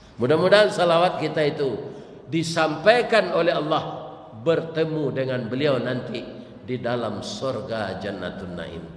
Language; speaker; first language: Malay; non-native, local second language; Minangkabau